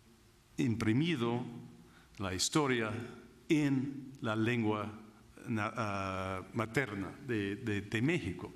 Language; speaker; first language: Spanish; non-native, fluent; English